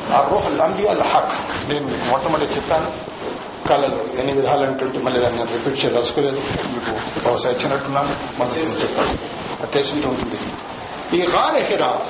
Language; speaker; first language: Telugu; non-native, local second language; Urdu